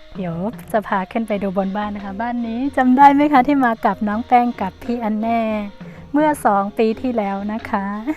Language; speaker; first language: Thai; non-native, local second language; Shan